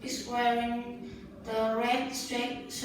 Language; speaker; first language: English; non-native, learner; Vietnamese